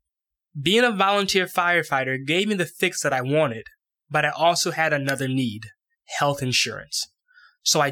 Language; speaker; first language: English; native; English